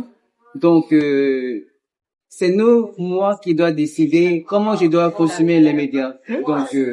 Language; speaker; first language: French; non-native, learner; Korean